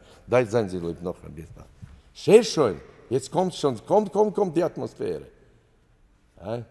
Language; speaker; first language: German; non-native, fluent; Latvian